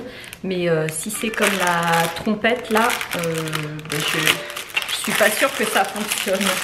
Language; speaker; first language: French; native; French